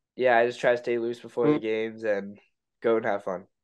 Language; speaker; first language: English; native; English